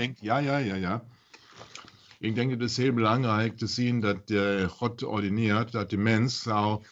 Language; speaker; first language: Dutch; non-native, learner; German